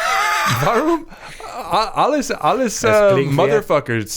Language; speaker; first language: German; non-native, learner; English